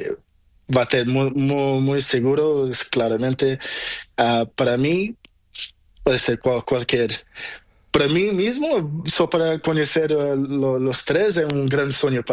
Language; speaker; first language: Spanish; non-native, learner; Portuguese